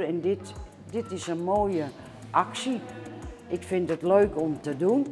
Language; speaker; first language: Dutch; non-native, fluent; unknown